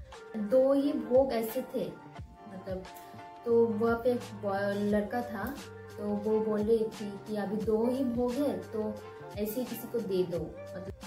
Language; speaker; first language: Hindi; non-native, local second language; Bangla